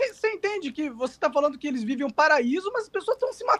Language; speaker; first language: Portuguese; native; Portuguese